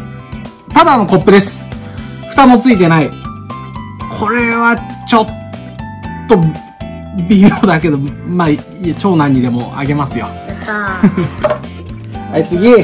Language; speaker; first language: Japanese; native; Japanese